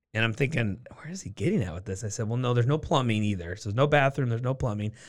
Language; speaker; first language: English; native; English